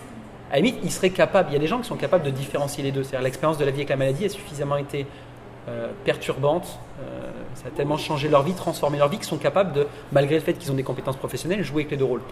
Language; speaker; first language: French; native; French